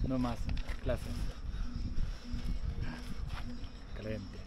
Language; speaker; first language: Spanish; non-native, learner; Chinese